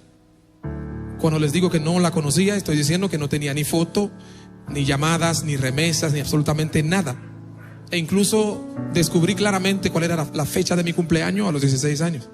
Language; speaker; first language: Spanish; non-native, fluent; Haitian Creole